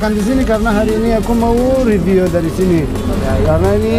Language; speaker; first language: Indonesian; non-native, learner; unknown